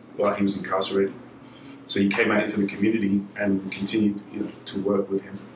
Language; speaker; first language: English; native; English